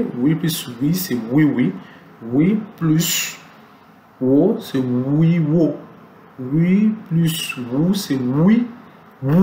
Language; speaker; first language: French; non-native, local second language; Lingala